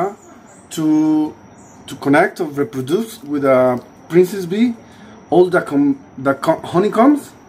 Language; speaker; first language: English; non-native, learner; Spanish